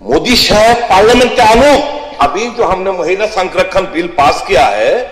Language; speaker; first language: Hindi; non-native, local second language; Bangla